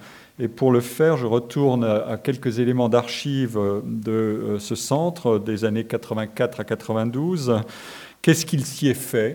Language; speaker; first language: French; native; French